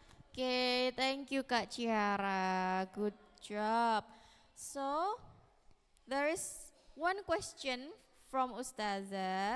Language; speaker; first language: English; non-native, learner; Indonesian